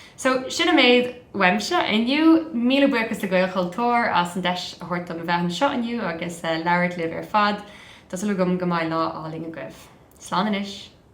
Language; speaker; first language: Irish; non-native, local second language; English